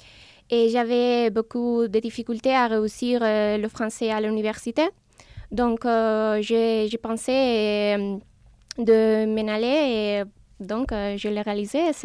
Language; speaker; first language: French; non-native, learner; Spanish